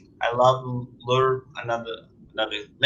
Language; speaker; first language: English; non-native, learner; Portuguese